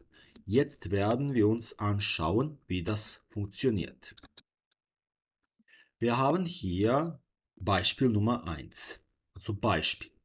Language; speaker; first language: German; non-native, fluent; Serbian